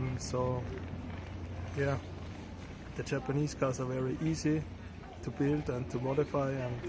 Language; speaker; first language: English; non-native, fluent; German